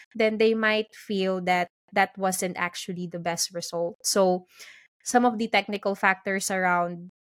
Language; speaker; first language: English; non-native, local second language; Filipino